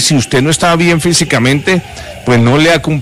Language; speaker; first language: Spanish; native; Spanish